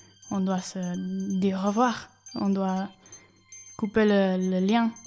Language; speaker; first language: French; non-native, learner; Spanish